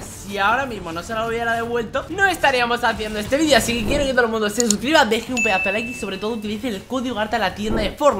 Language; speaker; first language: Spanish; native; Spanish